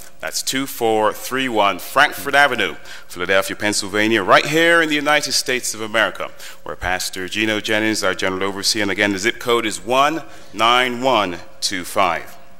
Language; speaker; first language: English; native; English